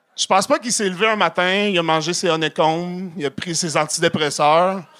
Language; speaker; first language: French; native; French